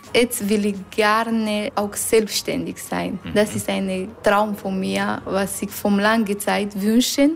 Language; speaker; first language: German; non-native, learner; Romanian